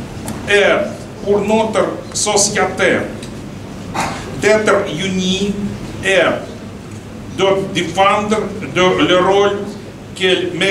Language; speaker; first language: French; non-native, fluent; Russian